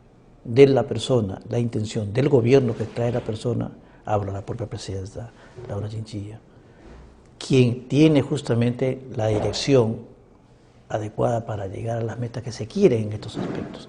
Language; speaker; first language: Spanish; native; Spanish